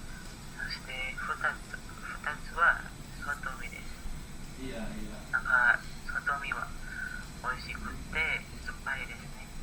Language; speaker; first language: Japanese; non-native, learner; Indonesian